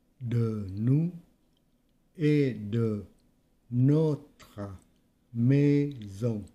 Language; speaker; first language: French; non-native, fluent; Vietnamese